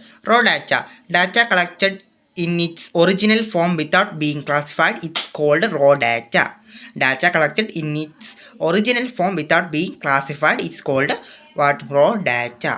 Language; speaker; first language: English; non-native, local second language; Malayalam